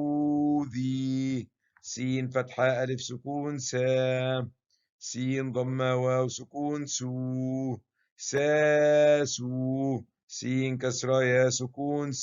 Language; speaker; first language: Arabic; non-native, fluent; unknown